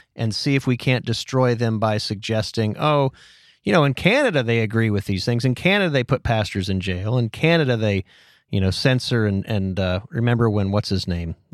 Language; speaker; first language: English; native; English